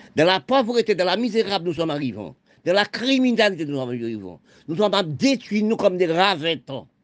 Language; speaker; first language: French; non-native, local second language; Haitian Creole